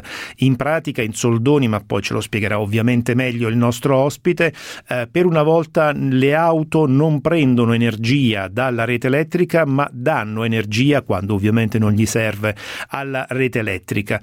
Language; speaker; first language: Italian; native; Italian